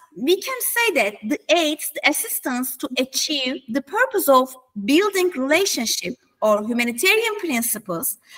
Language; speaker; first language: English; non-native, fluent; Turkish